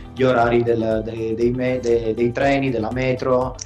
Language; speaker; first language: Italian; native; Italian